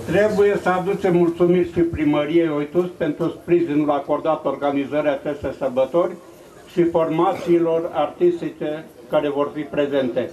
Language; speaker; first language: Romanian; native; Romanian